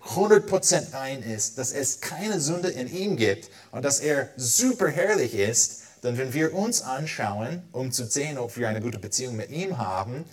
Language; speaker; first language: German; non-native, fluent; English